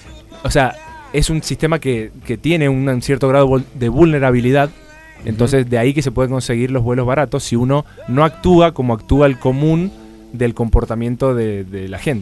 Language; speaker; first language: Spanish; native; Spanish